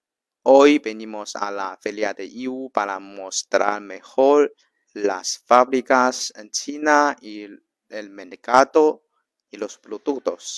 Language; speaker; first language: Spanish; non-native, learner; Chinese